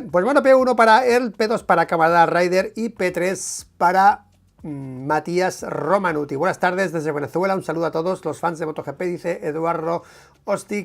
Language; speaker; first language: Spanish; native; Spanish